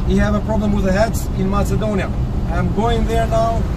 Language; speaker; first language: English; non-native, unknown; Albanian